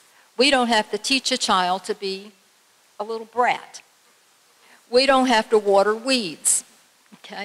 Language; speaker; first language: English; native; English